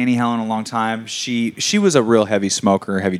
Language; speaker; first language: English; native; English